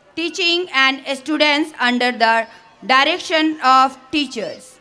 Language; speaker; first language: English; non-native, local second language; Hindi